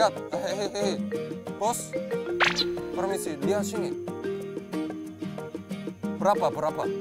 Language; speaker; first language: Indonesian; non-native, learner; Korean